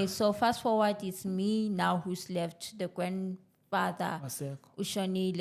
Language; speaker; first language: English; non-native, local second language; Zulu